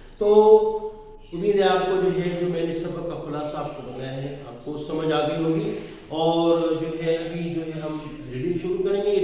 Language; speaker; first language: Urdu; non-native, local second language; Pashto